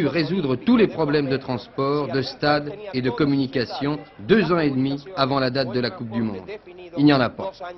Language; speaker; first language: French; non-native, fluent; Spanish